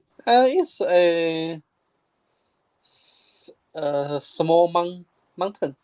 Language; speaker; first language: English; non-native, learner; Chinese